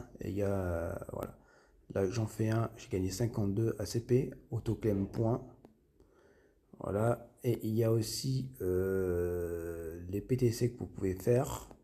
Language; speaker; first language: French; native; French